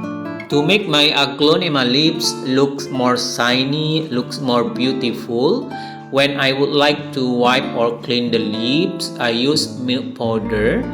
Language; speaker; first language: English; non-native, learner; Indonesian